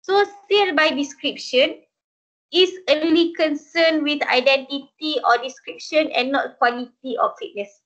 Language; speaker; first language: English; non-native, local second language; Malay